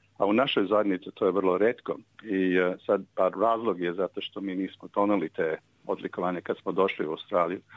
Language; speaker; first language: Serbian; early bilingual, heritage; Serbian